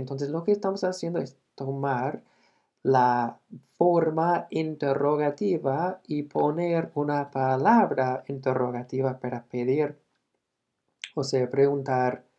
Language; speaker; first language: Spanish; non-native, fluent; English